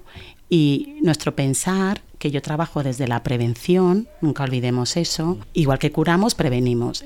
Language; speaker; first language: Spanish; early bilingual, other home language; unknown